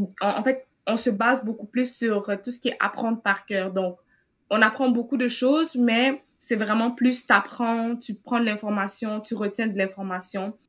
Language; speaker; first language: French; early bilingual, other home language; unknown